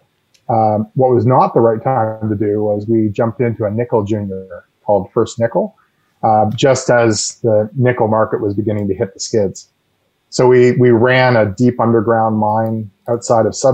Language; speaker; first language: English; native; English